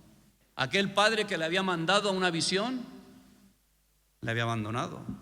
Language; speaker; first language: Spanish; native; Spanish